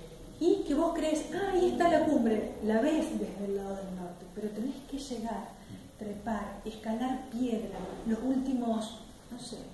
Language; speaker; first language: Spanish; native; Spanish